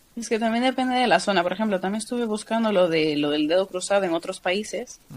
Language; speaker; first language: Spanish; early bilingual, other home language; Portuguese